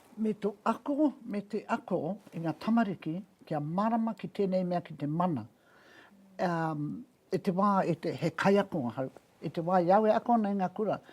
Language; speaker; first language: Māori; native; Māori